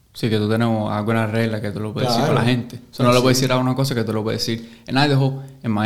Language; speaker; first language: Spanish; early bilingual, heritage; English